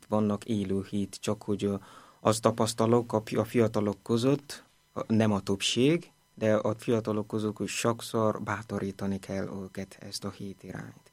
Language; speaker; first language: Hungarian; non-native, fluent; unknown